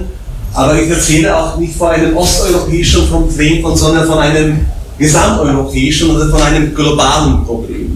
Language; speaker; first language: German; non-native, fluent; Slovak